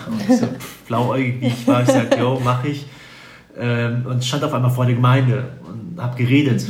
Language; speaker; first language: German; native; German